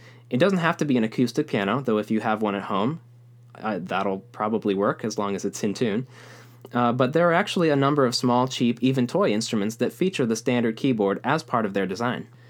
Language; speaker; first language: English; native; English